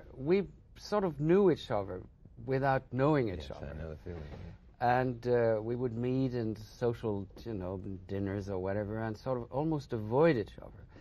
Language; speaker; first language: English; non-native, fluent; French